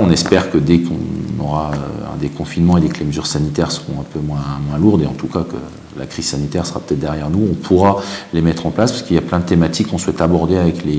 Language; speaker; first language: French; native; French